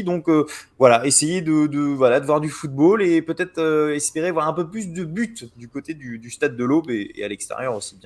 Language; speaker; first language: French; native; French